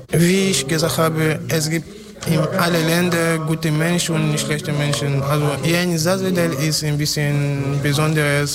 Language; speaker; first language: German; non-native, learner; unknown